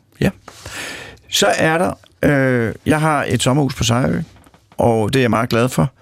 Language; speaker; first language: Danish; native; Danish